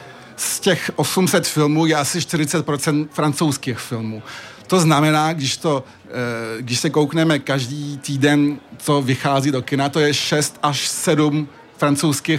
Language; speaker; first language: Czech; early bilingual, heritage; French